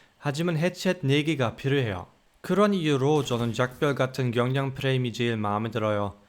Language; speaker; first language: Korean; non-native, fluent; German